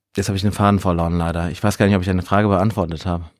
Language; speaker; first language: German; native; German